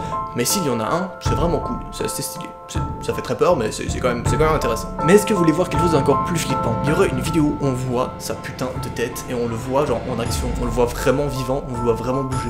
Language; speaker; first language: French; native; French